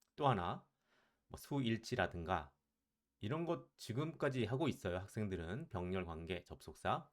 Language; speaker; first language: Korean; native; Korean